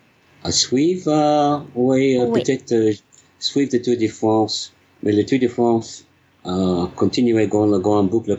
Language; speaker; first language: French; non-native, learner; English